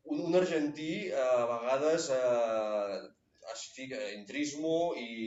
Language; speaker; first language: Spanish; non-native, local second language; Catalan